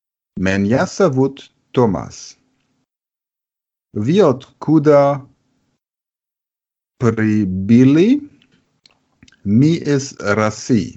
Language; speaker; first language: Russian; non-native, learner; German